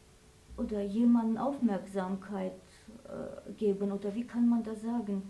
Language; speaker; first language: German; non-native, fluent; Armenian